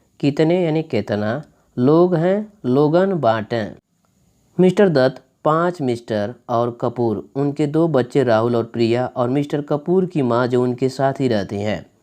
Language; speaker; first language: Hindi; native; Hindi